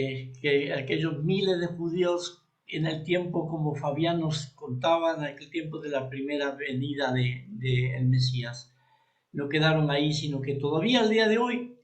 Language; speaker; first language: Spanish; native; Spanish